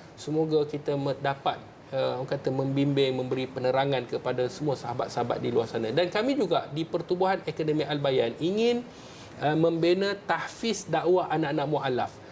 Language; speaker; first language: Malay; native; Malay